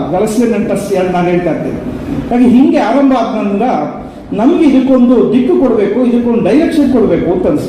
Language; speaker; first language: Kannada; native; Kannada